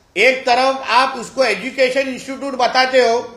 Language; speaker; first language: Hindi; non-native, local second language; Marathi